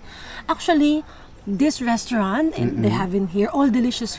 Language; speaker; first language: English; non-native, fluent; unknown